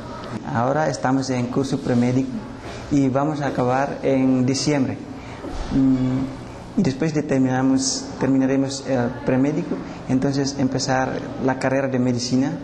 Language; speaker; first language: Spanish; non-native, learner; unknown